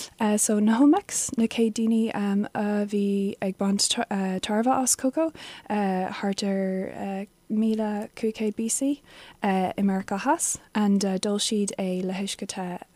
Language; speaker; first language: Irish; non-native, local second language; English